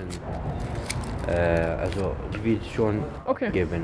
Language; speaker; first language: German; non-native, learner; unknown